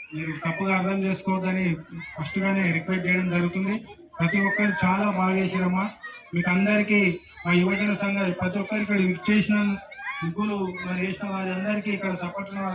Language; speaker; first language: Telugu; native; Telugu